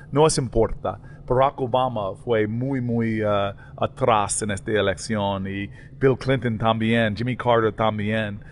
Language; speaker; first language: Spanish; non-native, learner; English